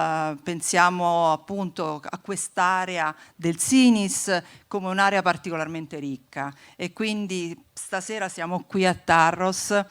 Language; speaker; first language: Italian; native; Italian